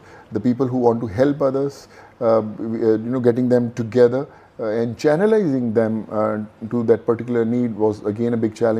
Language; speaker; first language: English; non-native, local second language; Punjabi